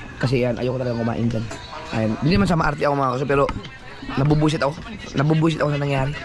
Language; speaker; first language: Filipino; non-native, local second language; Cebuano